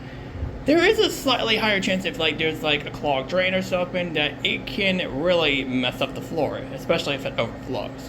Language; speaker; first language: English; native; English